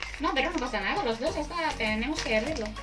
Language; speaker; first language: Spanish; non-native, learner; Indonesian